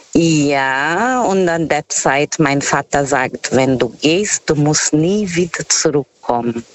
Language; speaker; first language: German; non-native, fluent; Portuguese